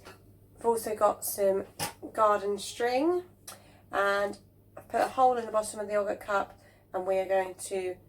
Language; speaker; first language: English; native; English